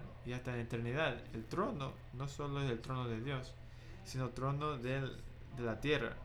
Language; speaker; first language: Spanish; non-native, fluent; English